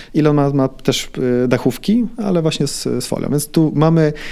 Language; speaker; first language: Polish; early bilingual, heritage; Polish